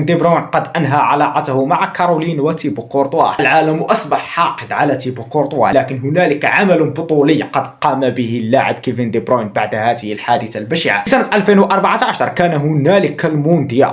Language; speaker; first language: Arabic; native; Arabic